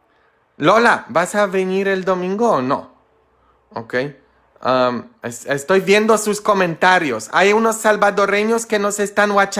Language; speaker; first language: Spanish; non-native, fluent; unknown